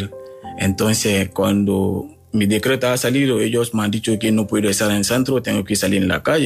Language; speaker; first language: Spanish; non-native, learner; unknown